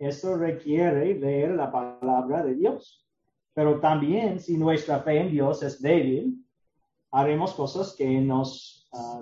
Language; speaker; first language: Spanish; non-native, learner; English